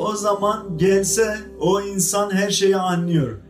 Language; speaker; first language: Turkish; non-native, fluent; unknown